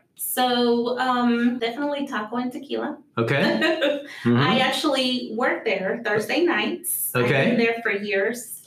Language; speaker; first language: English; early bilingual, other home language; Spanish